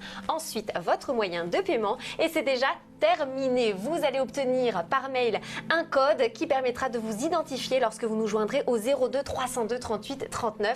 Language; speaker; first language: French; native; French